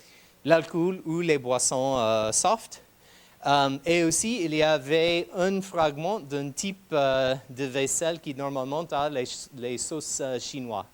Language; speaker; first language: French; non-native, fluent; English